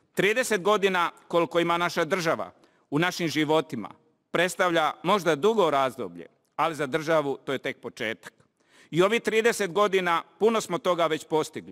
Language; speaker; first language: Bosnian; native; Bosnian